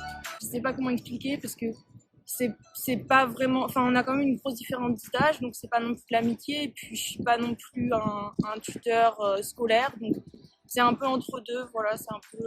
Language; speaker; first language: French; native; French